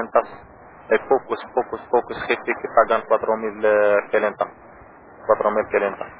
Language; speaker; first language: Spanish; non-native, learner; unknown